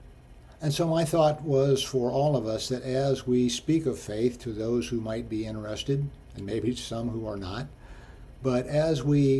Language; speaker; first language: English; native; English